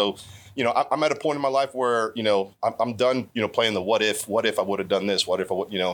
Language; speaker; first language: English; native; English